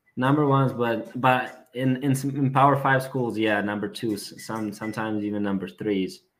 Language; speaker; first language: English; non-native, fluent; Serbian